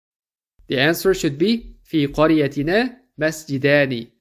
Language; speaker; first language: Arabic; non-native, fluent; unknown